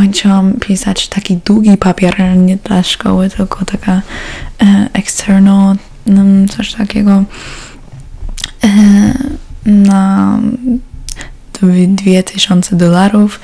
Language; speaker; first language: Polish; early bilingual, heritage; Polish